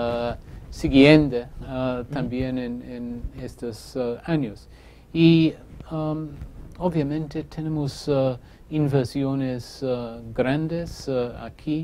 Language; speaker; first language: Spanish; non-native, fluent; English